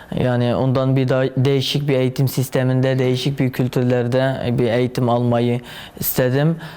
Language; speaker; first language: Turkish; non-native, fluent; Chinese